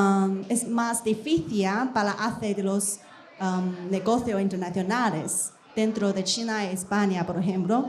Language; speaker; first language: Spanish; non-native, learner; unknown